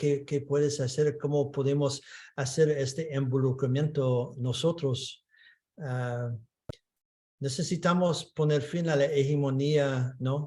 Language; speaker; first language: Spanish; non-native, fluent; English